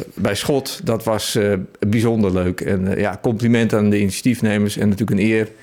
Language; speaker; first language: Dutch; native; Dutch